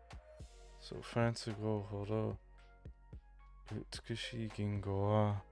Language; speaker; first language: Japanese; non-native, learner; English